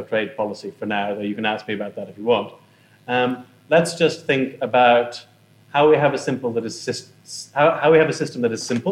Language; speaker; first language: English; native; English